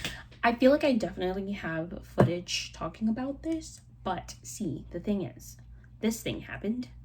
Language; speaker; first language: English; native; English